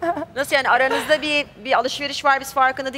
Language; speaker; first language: Turkish; native; Turkish